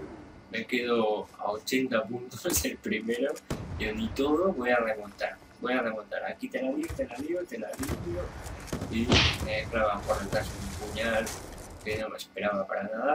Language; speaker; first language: Spanish; native; Spanish